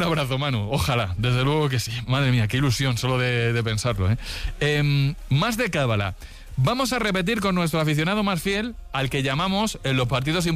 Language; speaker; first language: Spanish; native; Spanish